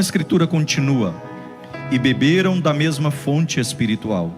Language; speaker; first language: Portuguese; native; Portuguese